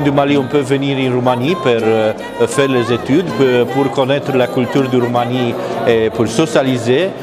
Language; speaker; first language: French; non-native, learner; Romanian